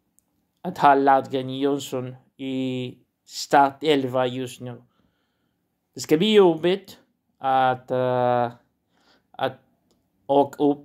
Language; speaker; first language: Swedish; non-native, learner; Portuguese